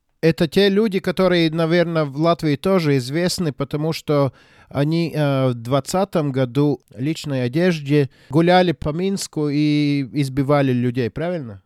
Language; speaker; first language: Russian; non-native, local second language; Latvian